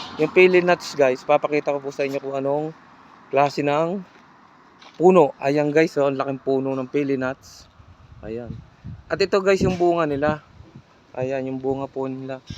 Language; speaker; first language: Filipino; native; Filipino